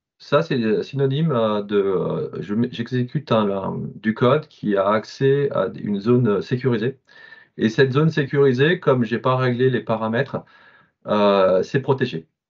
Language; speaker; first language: French; native; French